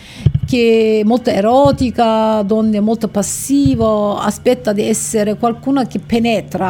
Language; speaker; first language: Italian; non-native, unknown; Turkish